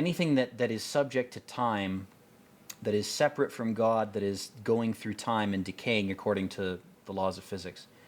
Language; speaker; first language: English; native; English